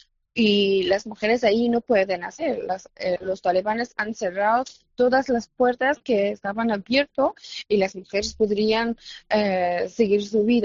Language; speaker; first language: Spanish; non-native, fluent; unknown